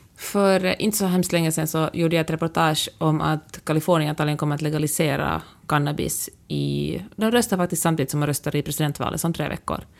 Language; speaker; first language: Swedish; native; Swedish